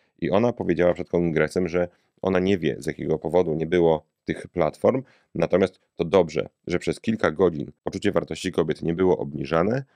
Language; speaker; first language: Polish; native; Polish